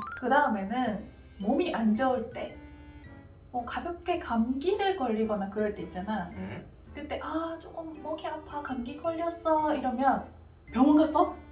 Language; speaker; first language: Korean; non-native, fluent; Japanese